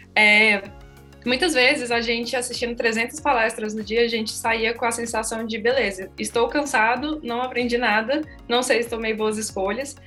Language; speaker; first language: Portuguese; native; Portuguese